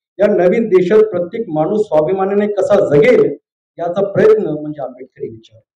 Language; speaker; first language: Marathi; native; Marathi